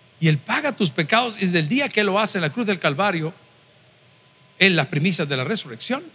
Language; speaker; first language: Spanish; native; Spanish